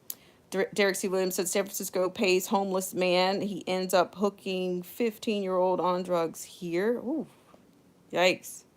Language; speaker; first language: English; native; English